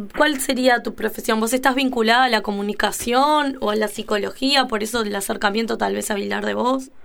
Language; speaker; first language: Spanish; native; Spanish